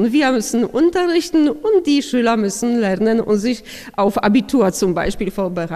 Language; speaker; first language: German; non-native, fluent; Polish